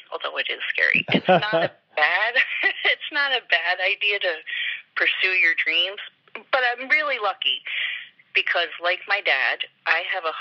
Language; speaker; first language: English; native; English